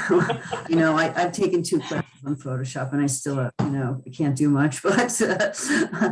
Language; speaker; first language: English; native; English